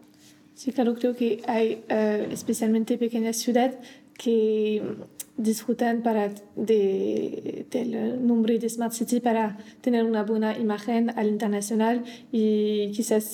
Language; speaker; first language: Spanish; non-native, learner; French